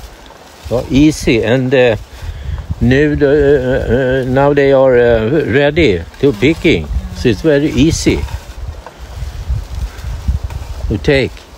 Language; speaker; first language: English; non-native, learner; Swedish